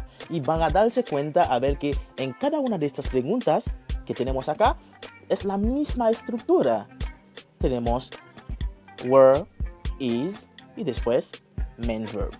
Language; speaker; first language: Spanish; non-native, fluent; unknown